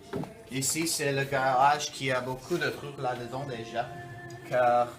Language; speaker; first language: French; non-native, learner; English